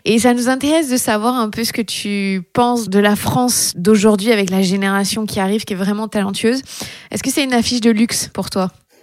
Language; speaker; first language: French; native; French